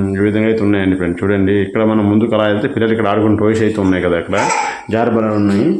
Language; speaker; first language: Telugu; non-native, local second language; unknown